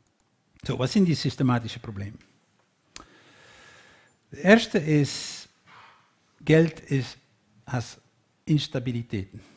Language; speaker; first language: German; non-native, learner; Dutch